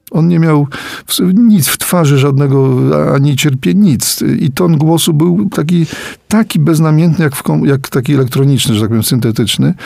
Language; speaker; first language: Polish; native; Polish